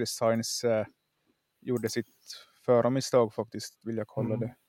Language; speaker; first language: Swedish; native; Swedish